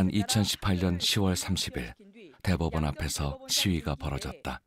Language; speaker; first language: Korean; native; Korean